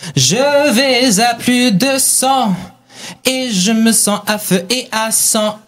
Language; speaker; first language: French; non-native, fluent; Chinese